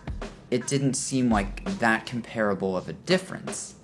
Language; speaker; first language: English; native; English